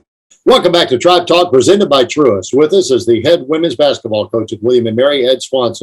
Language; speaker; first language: English; native; English